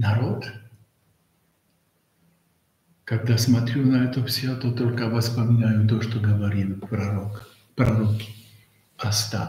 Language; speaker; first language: Russian; non-native, fluent; Polish